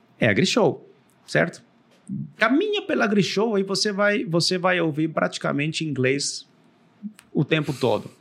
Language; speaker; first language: Portuguese; non-native, fluent; Spanish